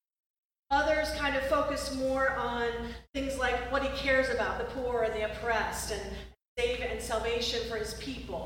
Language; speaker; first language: English; native; English